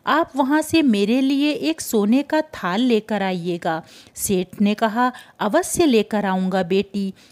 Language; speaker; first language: Hindi; native; Hindi